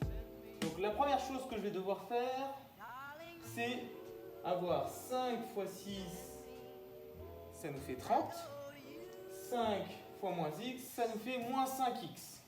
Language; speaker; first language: French; native; French